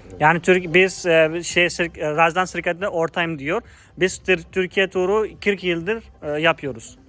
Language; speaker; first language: Turkish; non-native, fluent; Hindi